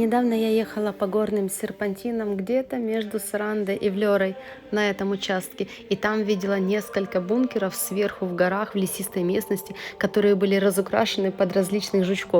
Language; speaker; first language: Russian; native; Russian